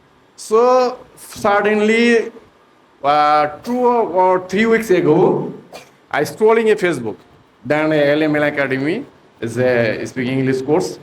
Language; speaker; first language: English; non-native, learner; Bangla